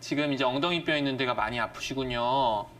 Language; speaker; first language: Korean; native; Korean